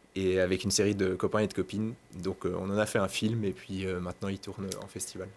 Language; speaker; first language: French; native; French